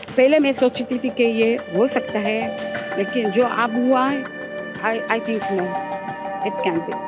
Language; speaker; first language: Hindi; early bilingual, heritage; Hindi